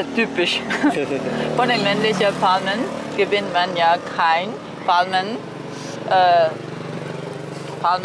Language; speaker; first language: German; non-native, learner; Burmese